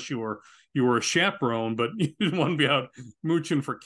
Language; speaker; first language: English; native; English